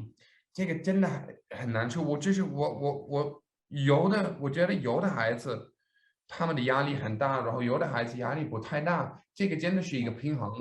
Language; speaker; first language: Chinese; non-native, fluent; Danish